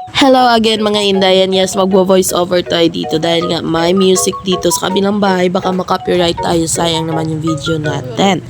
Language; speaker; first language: Filipino; non-native, local second language; Cebuano